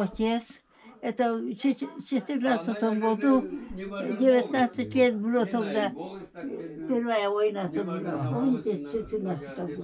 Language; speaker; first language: Russian; non-native, local second language; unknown